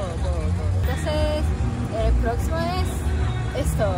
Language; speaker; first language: Spanish; non-native, learner; Japanese